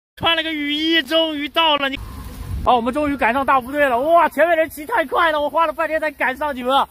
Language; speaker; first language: Chinese; native; Chinese